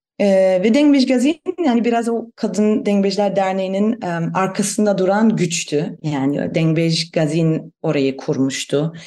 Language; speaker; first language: Turkish; non-native, fluent; German